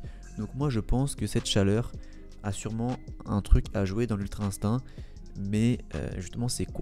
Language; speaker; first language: French; native; French